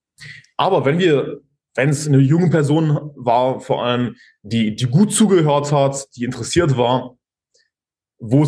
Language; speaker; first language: German; native; German